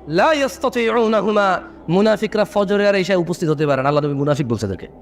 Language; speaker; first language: Bangla; early bilingual, heritage; Bangla